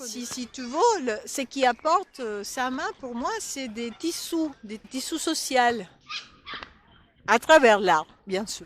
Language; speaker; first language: French; non-native, fluent; Spanish